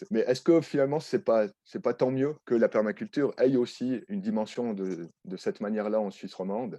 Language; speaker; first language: French; native; French